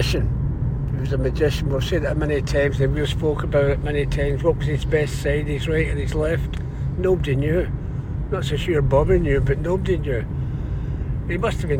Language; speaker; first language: English; native; English